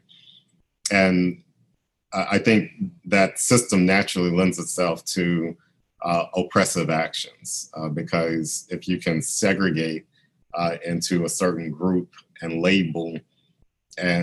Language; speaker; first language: English; native; English